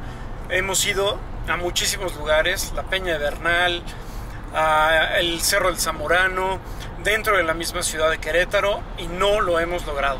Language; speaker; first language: Spanish; native; Spanish